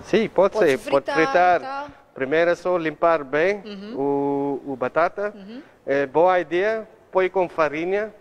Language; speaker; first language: Portuguese; non-native, learner; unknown